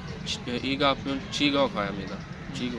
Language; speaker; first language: Korean; non-native, learner; Punjabi